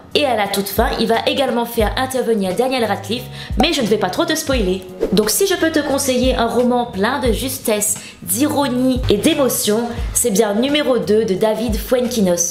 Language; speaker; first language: French; native; French